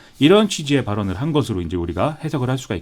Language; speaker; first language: Korean; native; Korean